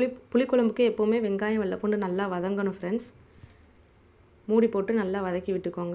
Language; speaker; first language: Tamil; native; Tamil